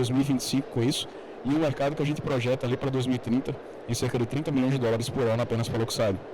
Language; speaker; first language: Portuguese; native; Portuguese